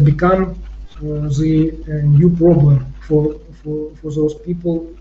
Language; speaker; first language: English; non-native, fluent; Ukrainian